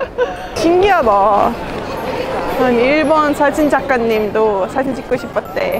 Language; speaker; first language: Korean; non-native, fluent; Estonian